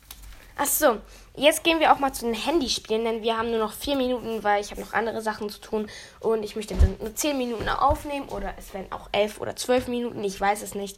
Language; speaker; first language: German; native; German